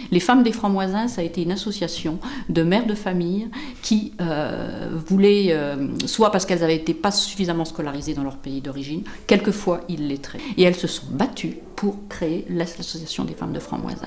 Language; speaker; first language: French; native; French